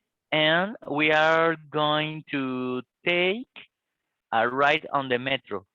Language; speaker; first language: English; non-native, learner; Spanish